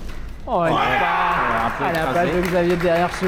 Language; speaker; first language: French; native; French